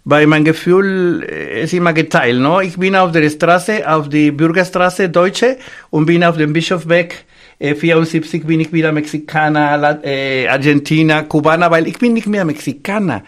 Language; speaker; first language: German; non-native, fluent; Spanish